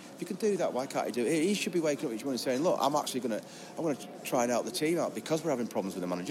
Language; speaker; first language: English; native; English